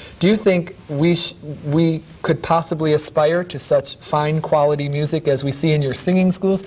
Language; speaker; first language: English; native; English